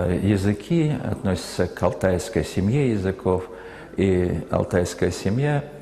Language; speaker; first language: Russian; native; Russian